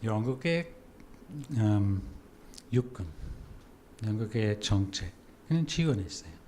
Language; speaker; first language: Korean; non-native, fluent; English